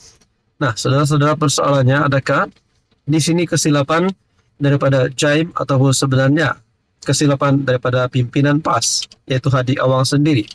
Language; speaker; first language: Malay; native; Malay